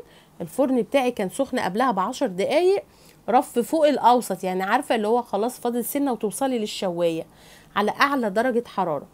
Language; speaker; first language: Arabic; native; Arabic